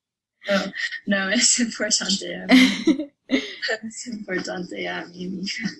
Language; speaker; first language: Spanish; non-native, learner; English